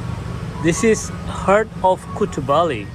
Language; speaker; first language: English; non-native, learner; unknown